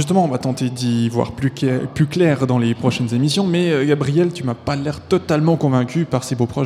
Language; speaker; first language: French; native; French